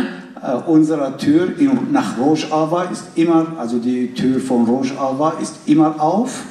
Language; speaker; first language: German; non-native, fluent; Arabic